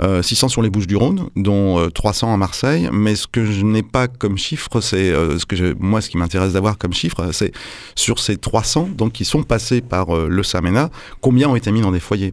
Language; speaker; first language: French; native; French